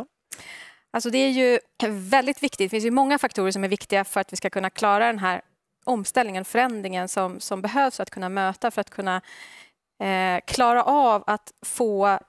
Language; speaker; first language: Swedish; native; Swedish